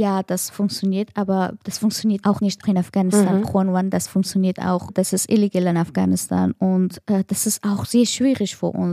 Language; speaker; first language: German; non-native, learner; Persian